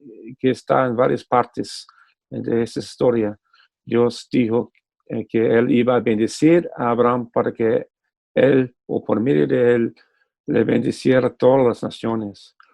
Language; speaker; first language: Spanish; non-native, fluent; English